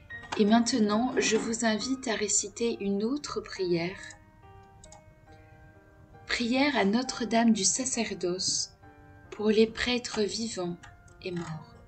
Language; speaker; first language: French; native; French